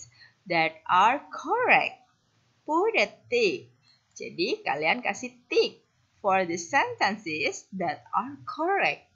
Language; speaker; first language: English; non-native, fluent; Indonesian